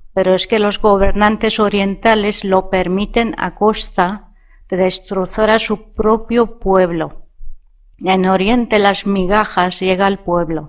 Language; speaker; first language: Spanish; non-native, fluent; Persian